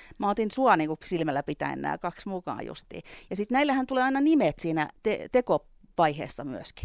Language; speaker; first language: Finnish; native; Finnish